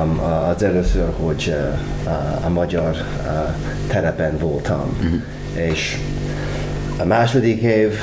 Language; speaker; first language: Hungarian; non-native, learner; English